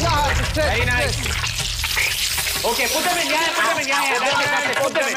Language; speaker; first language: English; non-native, local second language; Hindi